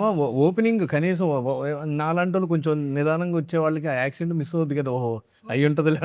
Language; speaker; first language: Telugu; native; Telugu